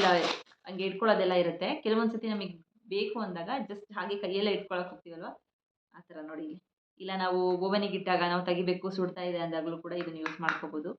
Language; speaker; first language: Kannada; native; Kannada